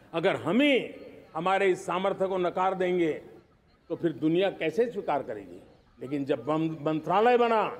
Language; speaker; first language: Hindi; non-native, local second language; Gujarati